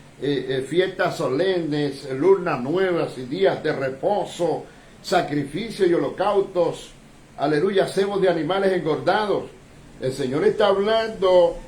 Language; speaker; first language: Spanish; native; Spanish